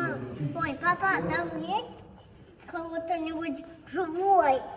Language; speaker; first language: Russian; early bilingual, heritage; Russian